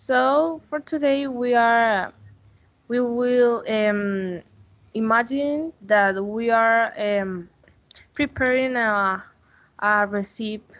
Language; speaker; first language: English; non-native, learner; Spanish